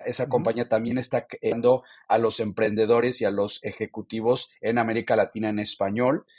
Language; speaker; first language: Spanish; native; Spanish